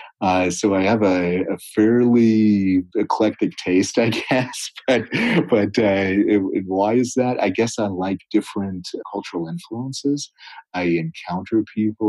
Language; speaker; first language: English; native; English